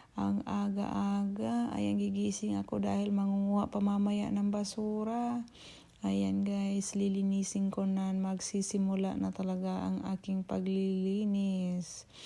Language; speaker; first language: Filipino; non-native, local second language; Cebuano